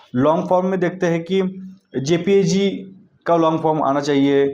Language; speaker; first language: Hindi; non-native, local second language; Marathi